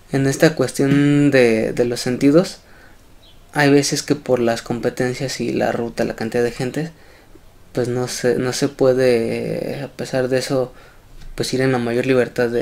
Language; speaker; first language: Spanish; native; Spanish